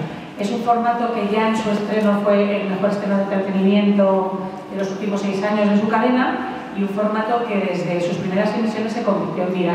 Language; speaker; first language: Spanish; native; Spanish